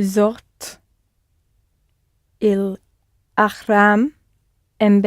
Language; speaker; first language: Arabic; non-native, learner; English